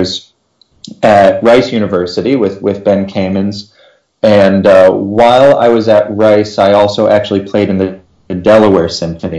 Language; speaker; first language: English; native; English